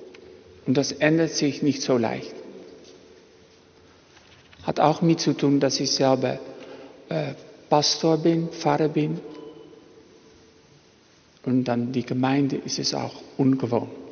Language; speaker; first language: German; non-native, fluent; Dutch